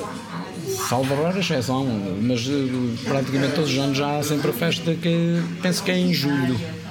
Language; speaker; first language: Portuguese; native; Portuguese